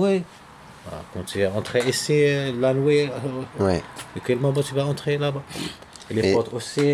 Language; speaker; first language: French; non-native, learner; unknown